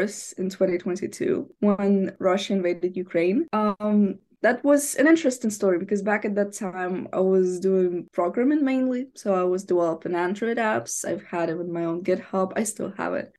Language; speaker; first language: English; non-native, fluent; Ukrainian